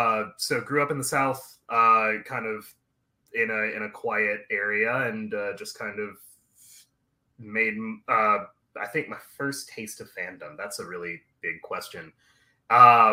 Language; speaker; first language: English; native; English